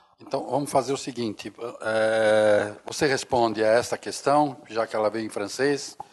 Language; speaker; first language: Portuguese; native; Portuguese